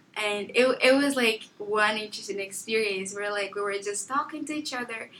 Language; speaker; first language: English; non-native, fluent; Portuguese